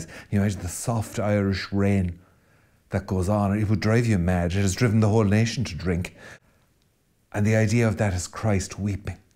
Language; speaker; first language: English; native; English